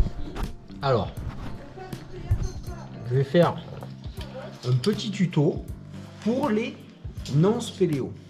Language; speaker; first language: French; native; French